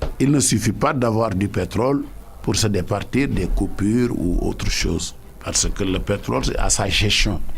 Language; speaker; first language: French; non-native, local second language; Wolof